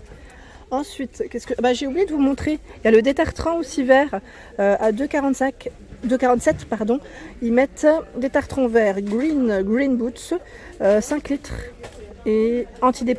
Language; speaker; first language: French; native; French